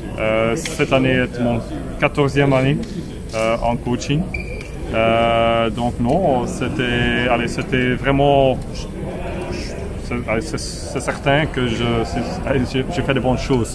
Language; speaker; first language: French; non-native, local second language; Dutch